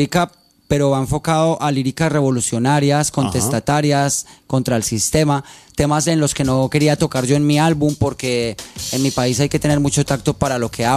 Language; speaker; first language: Spanish; native; Spanish